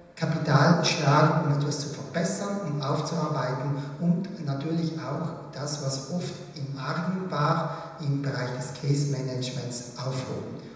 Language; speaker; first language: German; native; German